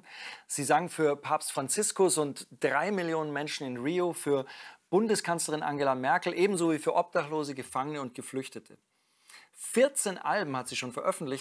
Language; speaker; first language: German; native; German